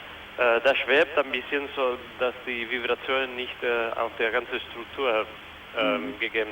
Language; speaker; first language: German; non-native, fluent; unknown